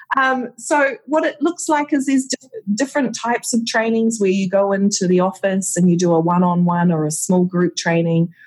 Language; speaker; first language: English; native; English